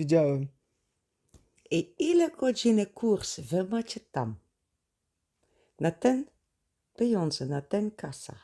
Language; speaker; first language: Polish; non-native, learner; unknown